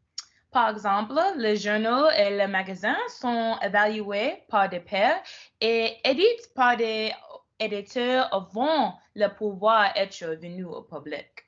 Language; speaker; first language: French; non-native, learner; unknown